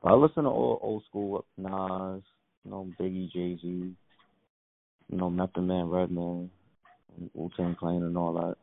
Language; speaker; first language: English; native; English